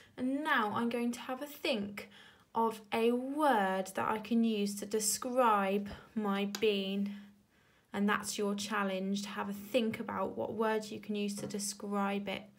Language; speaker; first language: English; native; English